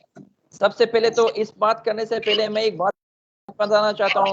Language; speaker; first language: Hindi; non-native, fluent; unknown